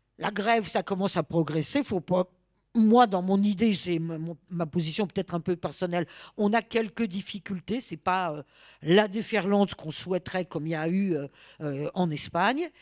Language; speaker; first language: French; native; French